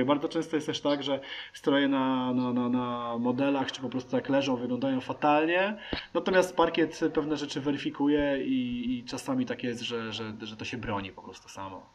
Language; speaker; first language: Polish; native; Polish